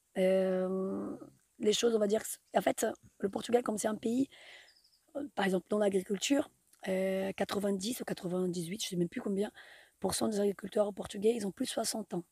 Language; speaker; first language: French; non-native, fluent; Portuguese